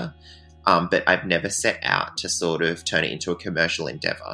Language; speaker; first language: English; native; English